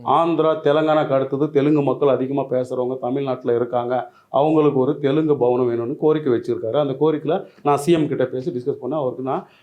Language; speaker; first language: Tamil; non-native, local second language; Telugu